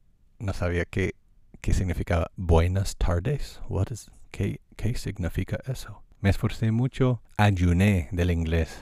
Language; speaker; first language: Spanish; non-native, fluent; English